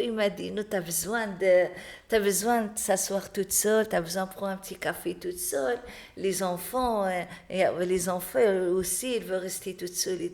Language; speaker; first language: French; non-native, learner; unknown